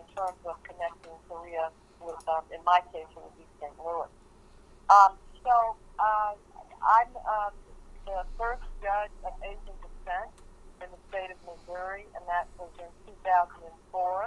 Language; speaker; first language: English; early bilingual, other home language; Korean